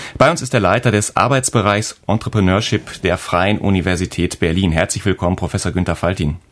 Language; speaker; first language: German; native; German